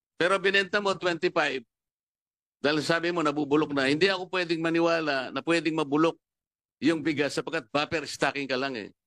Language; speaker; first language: Filipino; non-native, local second language; Pampanga